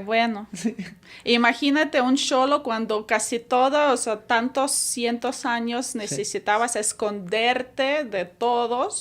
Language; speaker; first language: Spanish; non-native, fluent; Ukrainian